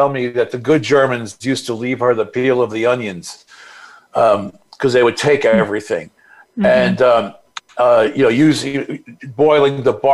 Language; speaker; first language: English; native; English